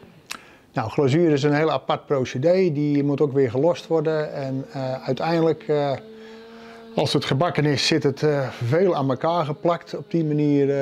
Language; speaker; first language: Dutch; native; Dutch